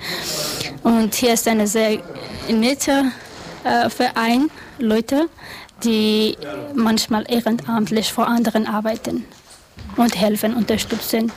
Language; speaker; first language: German; non-native, learner; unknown